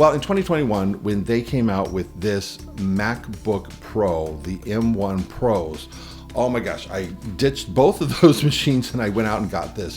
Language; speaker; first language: English; native; English